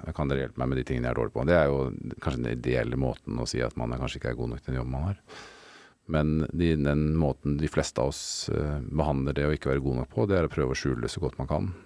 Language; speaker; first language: Norwegian; native; Norwegian